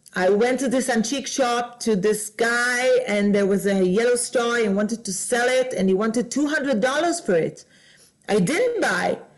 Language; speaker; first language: English; non-native, fluent; Hebrew